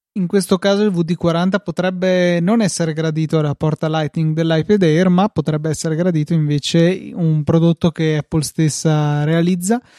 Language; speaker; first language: Italian; native; Italian